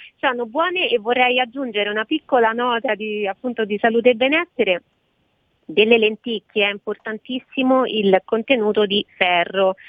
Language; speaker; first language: Italian; native; Italian